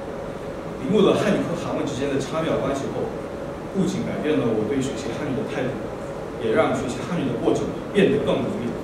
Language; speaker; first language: Chinese; non-native, fluent; Korean